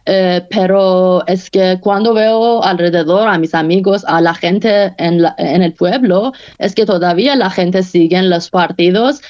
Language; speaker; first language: Spanish; non-native, fluent; Persian